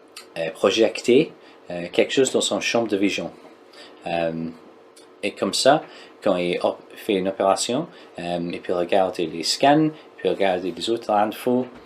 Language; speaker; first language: French; non-native, learner; English